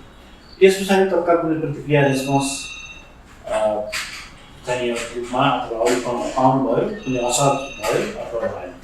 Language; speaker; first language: Nepali; native; Nepali